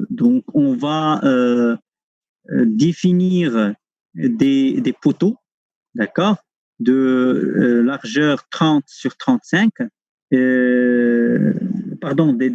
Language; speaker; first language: French; non-native, local second language; Arabic